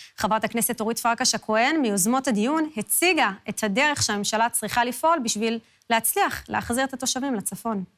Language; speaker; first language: Hebrew; native; Hebrew